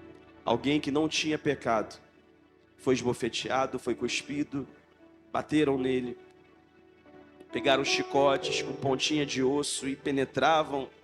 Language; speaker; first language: Portuguese; native; Portuguese